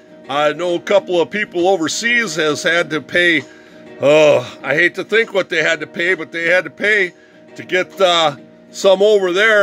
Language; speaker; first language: English; native; English